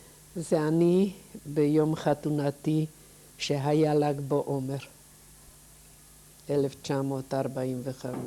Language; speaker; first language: Hebrew; non-native, fluent; Yiddish